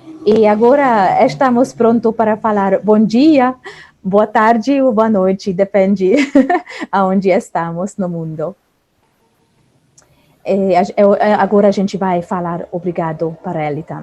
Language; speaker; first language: Portuguese; non-native, fluent; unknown